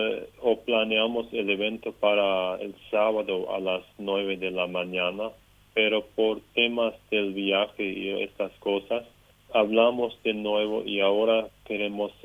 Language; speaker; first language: Spanish; non-native, local second language; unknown